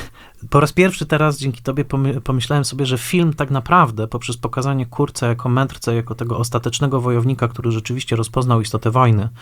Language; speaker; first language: Polish; native; Polish